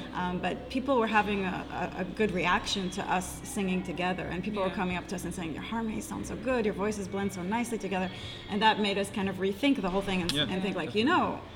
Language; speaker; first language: English; non-native, fluent; Hebrew